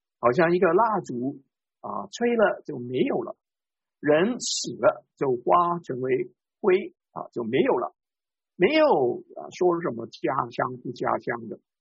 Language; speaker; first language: Chinese; non-native, local second language; Cantonese